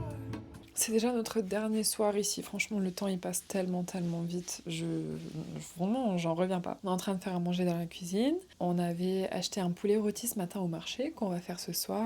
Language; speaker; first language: French; native; French